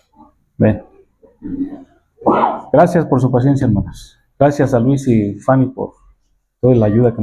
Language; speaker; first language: Spanish; native; Spanish